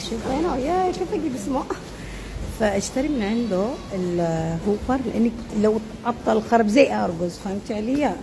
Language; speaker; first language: Arabic; native; Arabic